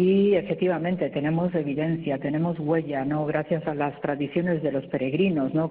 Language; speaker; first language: Spanish; native; Spanish